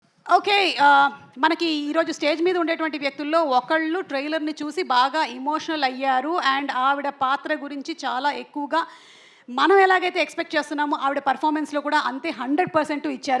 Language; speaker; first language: Telugu; native; Telugu